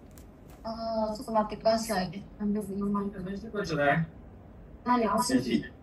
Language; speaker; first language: Japanese; non-native, fluent; Bangla